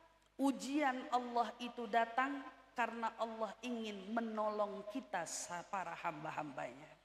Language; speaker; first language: Indonesian; native; Indonesian